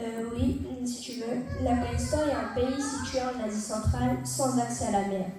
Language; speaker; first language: French; early bilingual, other home language; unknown